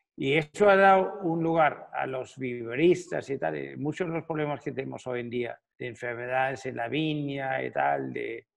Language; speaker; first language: Spanish; non-native, fluent; Danish